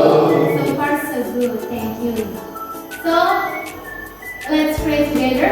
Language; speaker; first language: English; non-native, local second language; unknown